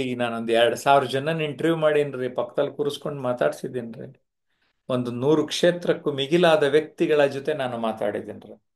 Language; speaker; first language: Kannada; native; Kannada